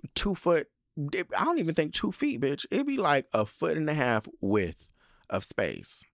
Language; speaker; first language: English; native; English